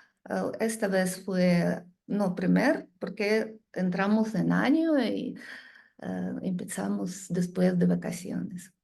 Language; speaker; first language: Spanish; non-native, learner; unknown